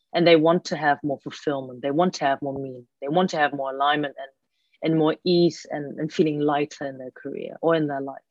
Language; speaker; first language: English; early bilingual, other home language; Cantonese